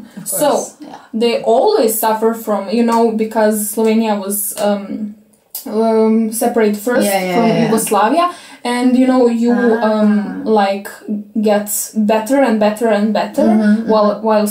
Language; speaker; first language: English; non-native, fluent; Serbian